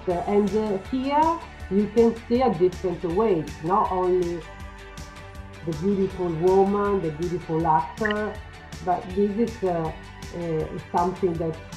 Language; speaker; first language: English; non-native, learner; Italian